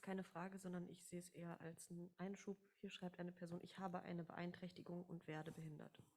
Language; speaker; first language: German; native; German